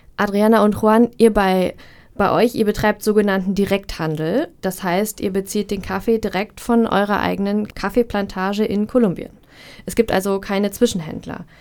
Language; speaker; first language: German; native; German